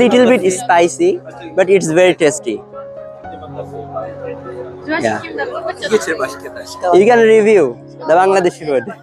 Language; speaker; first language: English; non-native, fluent; Bangla